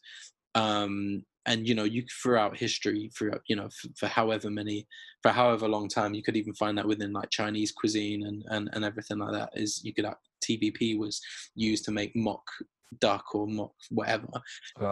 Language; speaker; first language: English; native; English